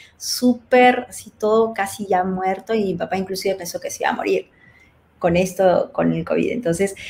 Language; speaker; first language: Spanish; native; Spanish